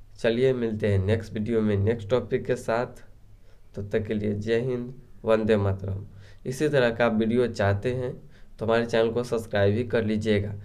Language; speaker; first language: Hindi; native; Hindi